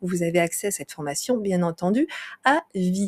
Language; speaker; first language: French; native; French